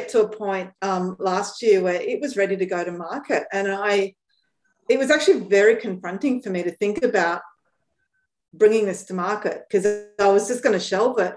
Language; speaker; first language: English; native; English